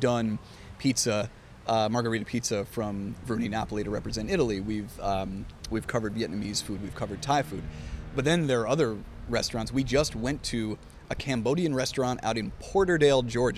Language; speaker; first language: English; native; English